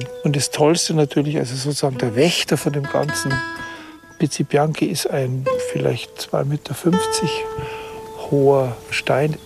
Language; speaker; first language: German; native; German